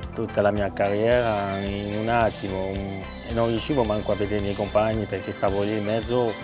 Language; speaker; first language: Italian; non-native, fluent; French